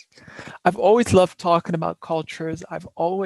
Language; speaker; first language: English; non-native, fluent; Dutch